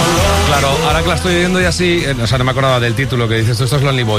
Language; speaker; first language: Spanish; native; Spanish